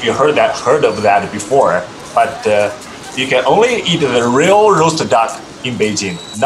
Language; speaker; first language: English; non-native, fluent; Chinese